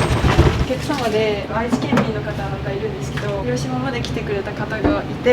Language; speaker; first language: Japanese; native; Japanese